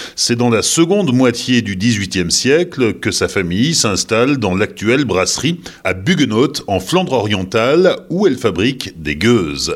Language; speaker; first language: French; native; French